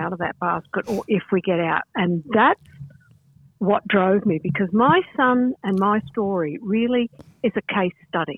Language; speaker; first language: English; native; English